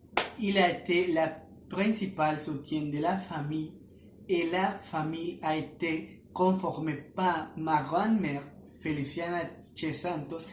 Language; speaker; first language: French; non-native, learner; Spanish